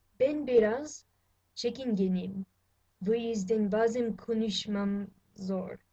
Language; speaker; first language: Turkish; non-native, learner; English